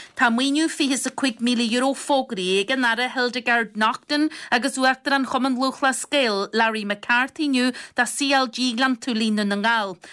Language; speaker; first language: Irish; native; Irish